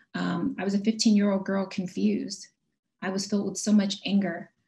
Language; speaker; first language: English; native; English